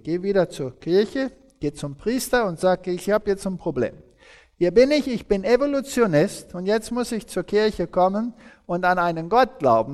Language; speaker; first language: German; early bilingual, heritage; German